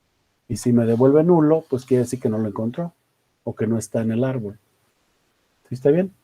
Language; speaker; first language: Spanish; native; Spanish